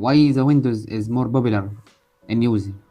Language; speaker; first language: English; non-native, learner; Arabic